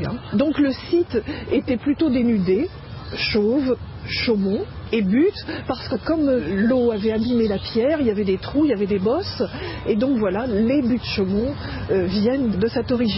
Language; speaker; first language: French; native; French